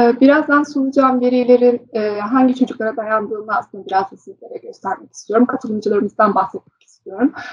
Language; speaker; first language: Turkish; early bilingual, heritage; Turkish